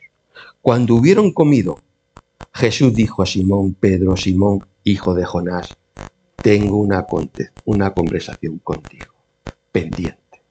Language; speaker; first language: Spanish; native; Spanish